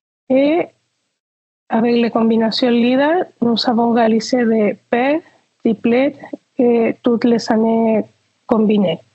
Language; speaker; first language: French; non-native, fluent; Spanish